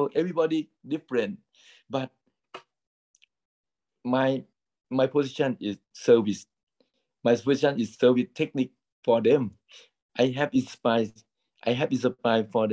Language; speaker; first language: English; non-native, learner; Thai